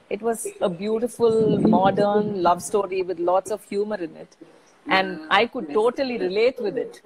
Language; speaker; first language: English; non-native, local second language; Tamil